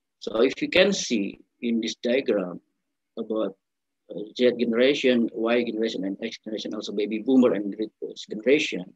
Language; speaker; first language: English; non-native, learner; Indonesian